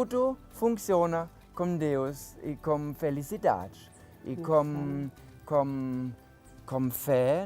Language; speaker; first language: Portuguese; non-native, learner; German